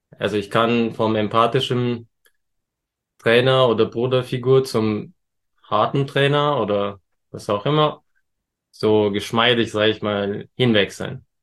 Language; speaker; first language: German; early bilingual, other home language; Turkish